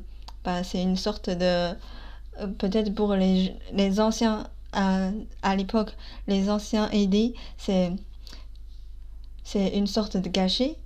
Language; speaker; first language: French; non-native, fluent; Chinese